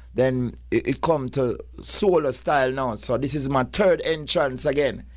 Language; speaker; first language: English; non-native, local second language; Jamaican Creole English